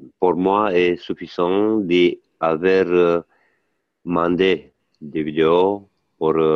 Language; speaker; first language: French; non-native, learner; Italian